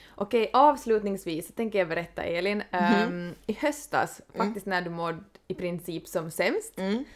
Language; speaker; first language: Swedish; native; Swedish